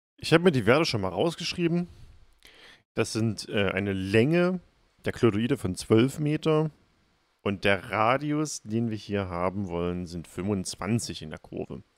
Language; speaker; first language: German; native; German